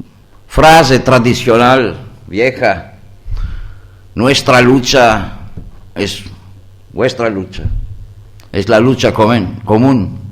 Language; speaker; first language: Spanish; non-native, learner; Greek